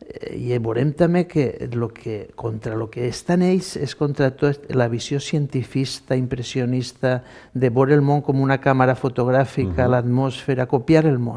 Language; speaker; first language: Catalan; native; Catalan